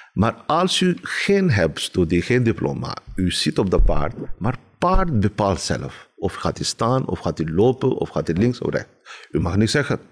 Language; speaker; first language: Dutch; non-native, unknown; Urdu